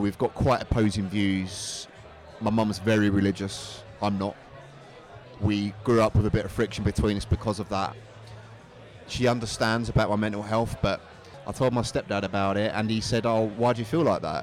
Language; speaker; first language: English; native; English